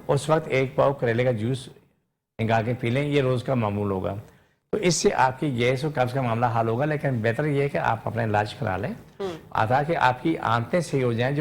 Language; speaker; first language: Urdu; non-native, local second language; Punjabi